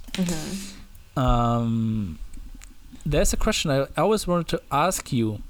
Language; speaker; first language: English; non-native, fluent; German